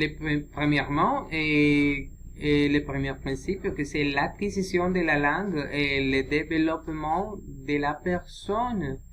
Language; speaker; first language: French; non-native, learner; Spanish